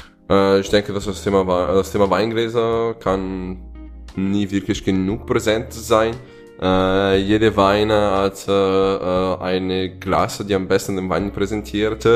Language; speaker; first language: German; non-native, fluent; Italian